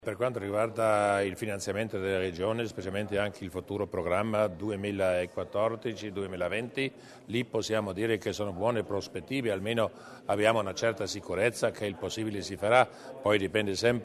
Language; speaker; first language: Italian; non-native, local second language; German